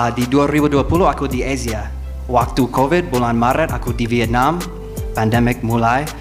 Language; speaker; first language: Indonesian; non-native, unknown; English